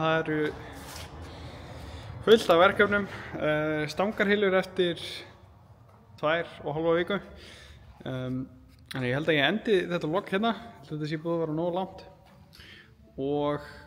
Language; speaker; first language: Icelandic; native; Icelandic